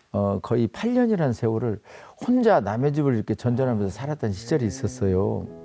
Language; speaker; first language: Korean; native; Korean